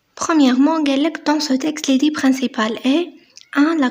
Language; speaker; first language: French; non-native, local second language; Arabic